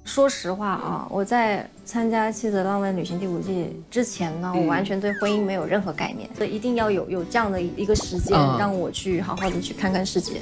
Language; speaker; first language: Chinese; native; Chinese